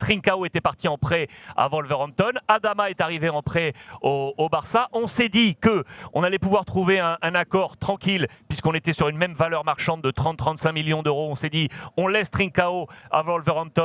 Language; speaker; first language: French; native; French